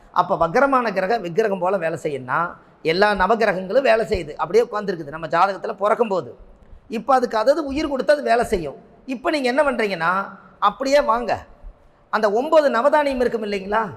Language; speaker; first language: Tamil; native; Tamil